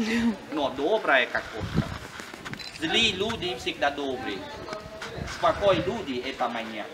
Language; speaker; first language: Russian; non-native, learner; Khmer